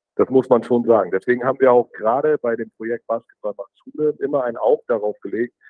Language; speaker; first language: German; native; German